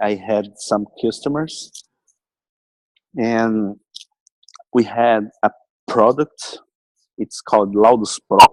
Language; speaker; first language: English; non-native, learner; Portuguese